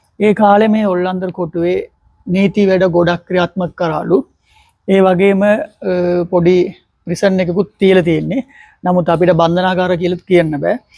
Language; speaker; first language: Sinhala; non-native, local second language; Tamil